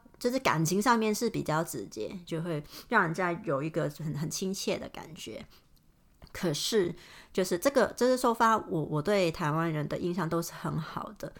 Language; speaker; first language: Chinese; non-native, local second language; Cantonese